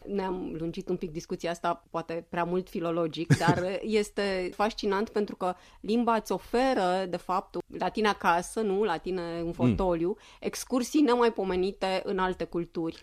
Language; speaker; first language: Romanian; native; Romanian